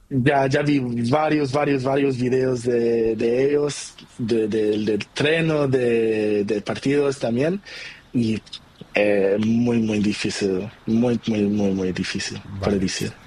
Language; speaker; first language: Spanish; non-native, learner; Portuguese